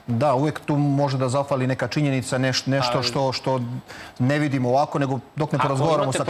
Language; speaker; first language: Serbian; native; Serbian